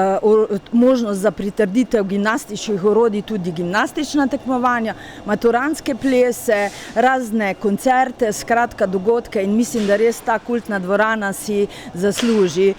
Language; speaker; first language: Slovenian; native; Slovenian